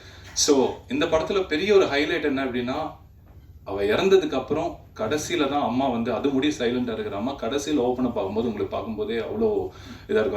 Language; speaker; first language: Tamil; native; Tamil